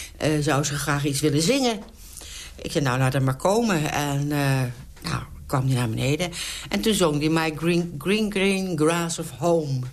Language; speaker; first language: Dutch; native; Dutch